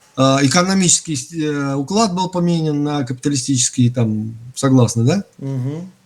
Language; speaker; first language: Russian; native; Russian